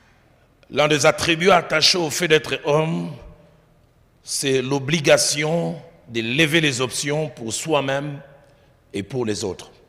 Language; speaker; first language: French; non-native, local second language; Lingala